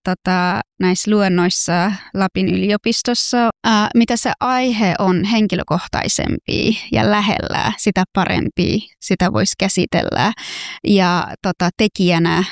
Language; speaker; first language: Finnish; non-native, fluent; Persian